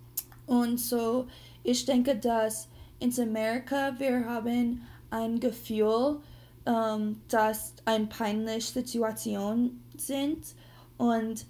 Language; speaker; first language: German; non-native, learner; English